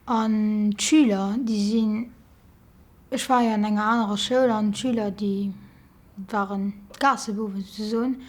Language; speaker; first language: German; non-native, learner; French